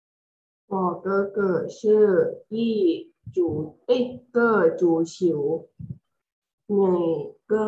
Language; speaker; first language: Chinese; non-native, learner; Thai